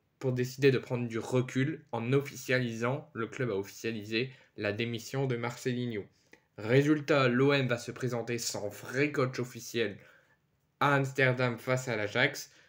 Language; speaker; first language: French; native; French